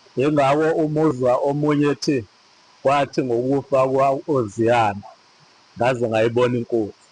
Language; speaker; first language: Zulu; native; Zulu